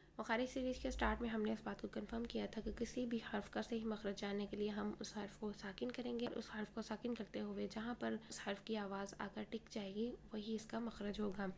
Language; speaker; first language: Urdu; native; Urdu